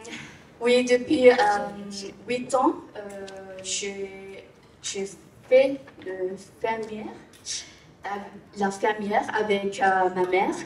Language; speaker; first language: French; non-native, learner; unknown